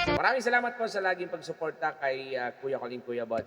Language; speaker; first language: Filipino; non-native, local second language; Bikol